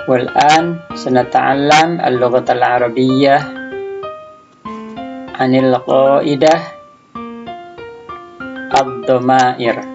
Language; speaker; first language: Arabic; non-native, fluent; Indonesian